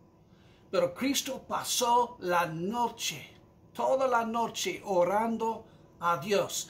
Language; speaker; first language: Spanish; non-native, fluent; English